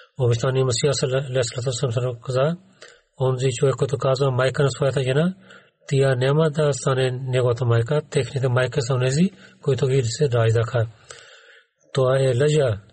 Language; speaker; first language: Bulgarian; non-native, learner; Urdu